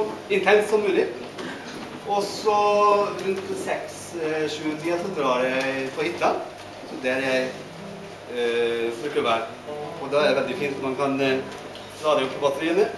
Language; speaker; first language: Norwegian; non-native, fluent; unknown